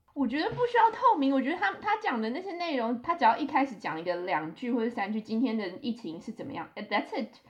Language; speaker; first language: Chinese; native; Chinese